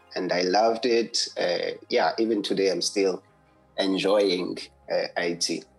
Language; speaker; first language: English; non-native, local second language; Zulu